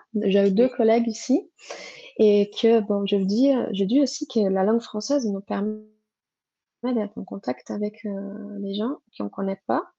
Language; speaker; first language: French; non-native, fluent; Portuguese